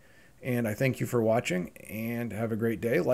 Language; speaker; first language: English; native; English